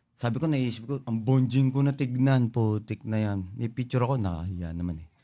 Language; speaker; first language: Filipino; non-native, local second language; Pampanga